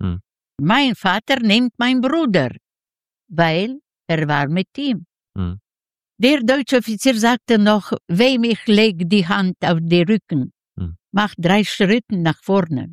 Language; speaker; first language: German; non-native, learner; Yiddish